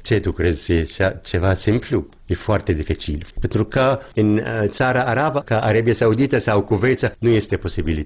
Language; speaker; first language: Romanian; non-native, learner; Arabic